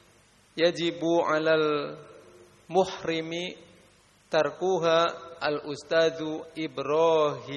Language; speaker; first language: Arabic; non-native, learner; Indonesian